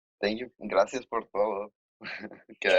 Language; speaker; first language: Spanish; early bilingual, heritage; Spanish